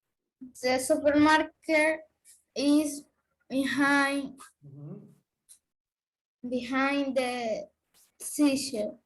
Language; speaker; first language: English; non-native, learner; Spanish